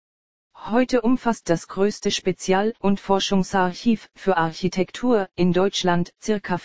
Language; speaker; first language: German; native; German